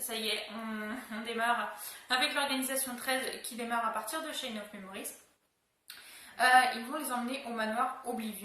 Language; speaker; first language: French; native; French